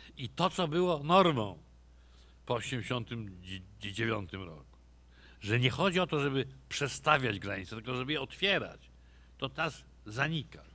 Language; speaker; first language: Polish; native; Polish